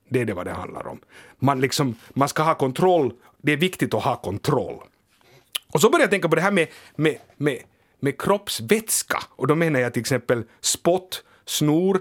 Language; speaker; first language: Swedish; native; Swedish